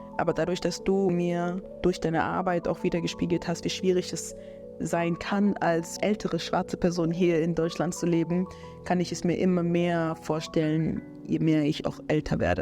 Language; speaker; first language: German; early bilingual, other home language; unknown